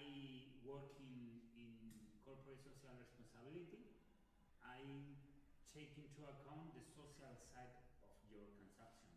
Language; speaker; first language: English; non-native, learner; Spanish